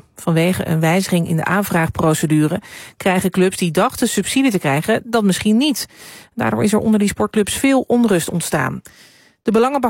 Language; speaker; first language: Dutch; native; Dutch